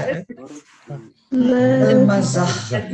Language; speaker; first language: Arabic; early bilingual, heritage; Arabic